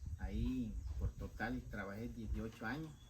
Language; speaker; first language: Spanish; non-native, local second language; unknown